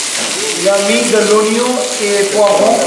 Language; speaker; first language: French; non-native, fluent; Hindi